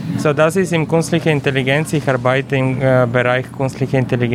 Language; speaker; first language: German; non-native, learner; Bulgarian